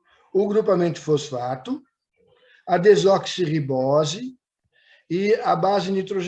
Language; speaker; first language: Portuguese; native; Portuguese